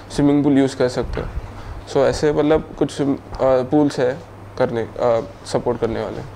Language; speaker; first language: Hindi; non-native, local second language; Marathi